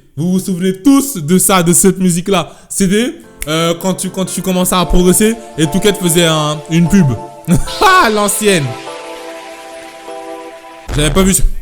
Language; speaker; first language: French; native; French